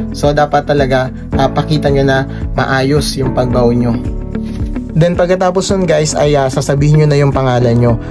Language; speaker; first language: Filipino; native; Filipino